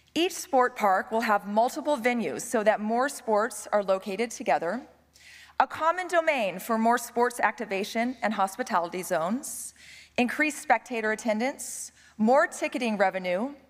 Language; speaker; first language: English; native; English